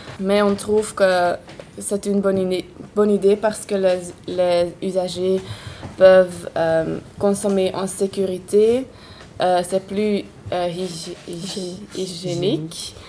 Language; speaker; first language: French; non-native, local second language; Dutch